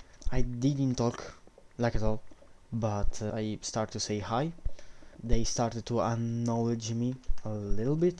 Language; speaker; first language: English; non-native, fluent; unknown